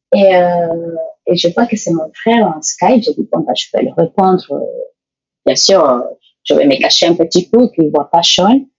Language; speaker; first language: French; non-native, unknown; Spanish